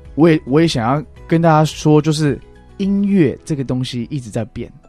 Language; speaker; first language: Chinese; non-native, fluent; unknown